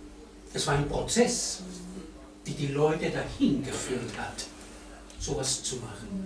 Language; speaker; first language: German; non-native, fluent; Spanish